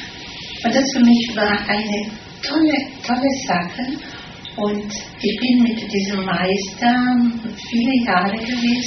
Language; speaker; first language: German; non-native, fluent; Italian